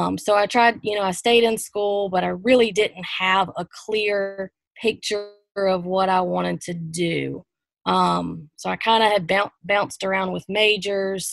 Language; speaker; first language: English; native; English